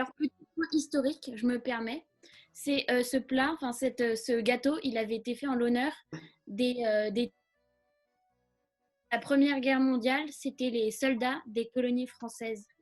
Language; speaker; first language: French; native; French